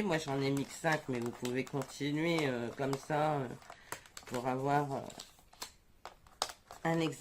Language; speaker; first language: French; native; French